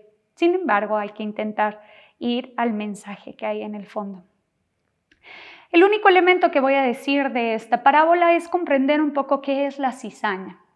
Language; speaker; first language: Spanish; native; Spanish